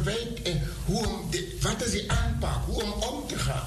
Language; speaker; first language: Dutch; non-native, learner; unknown